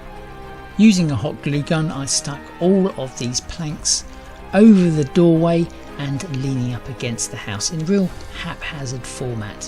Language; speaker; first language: English; native; English